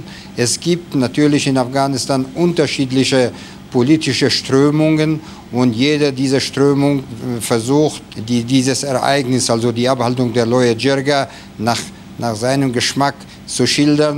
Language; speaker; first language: German; non-native, fluent; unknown